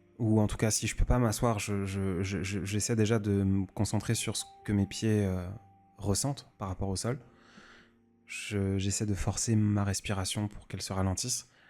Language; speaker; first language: French; native; French